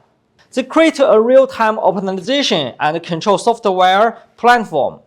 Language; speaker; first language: English; non-native, fluent; Chinese